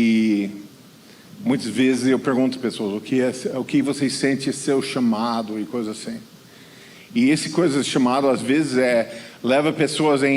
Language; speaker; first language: Portuguese; non-native, fluent; English